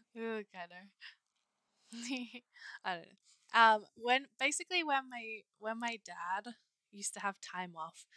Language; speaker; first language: English; native; English